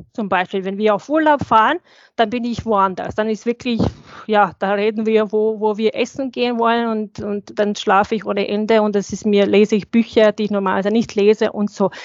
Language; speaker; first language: German; non-native, fluent; Bosnian